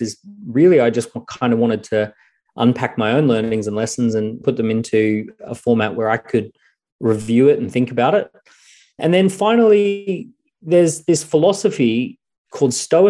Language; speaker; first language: English; native; English